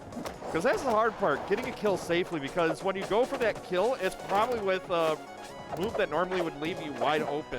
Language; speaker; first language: English; native; English